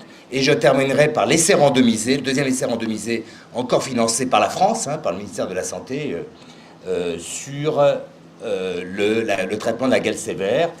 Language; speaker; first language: French; native; French